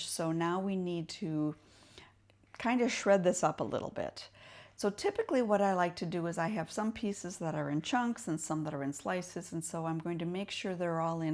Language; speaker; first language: English; native; English